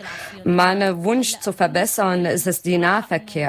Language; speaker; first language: German; non-native, learner; Arabic